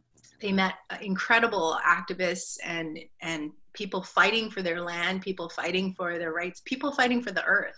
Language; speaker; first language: English; native; English